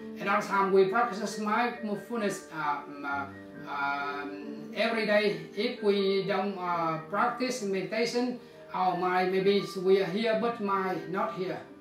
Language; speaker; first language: English; non-native, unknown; Vietnamese